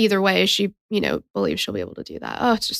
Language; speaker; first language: English; native; English